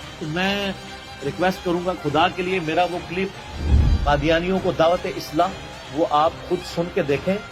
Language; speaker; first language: Urdu; non-native, local second language; Punjabi